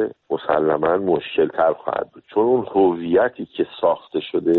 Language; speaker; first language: Persian; native; Persian